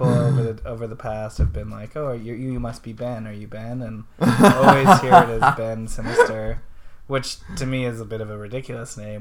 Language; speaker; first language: English; native; English